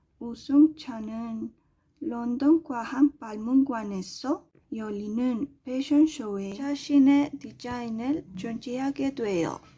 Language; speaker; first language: Korean; non-native, learner; Spanish